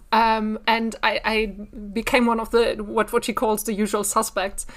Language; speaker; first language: English; non-native, fluent; German